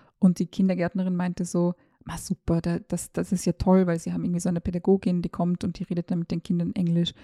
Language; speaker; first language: German; early bilingual, other home language; Serbian